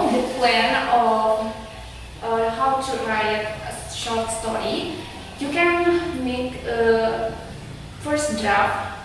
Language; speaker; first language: English; non-native, learner; Indonesian